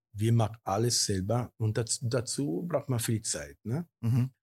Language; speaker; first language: German; non-native, fluent; Italian